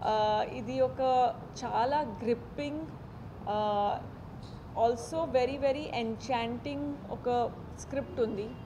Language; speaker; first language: Telugu; non-native, fluent; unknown